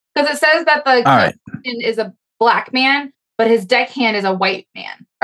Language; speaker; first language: English; native; English